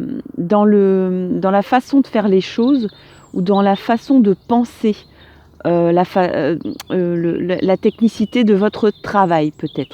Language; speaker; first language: French; native; French